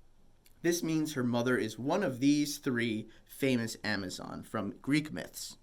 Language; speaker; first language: English; native; English